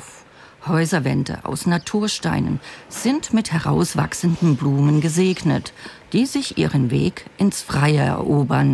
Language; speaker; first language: German; native; German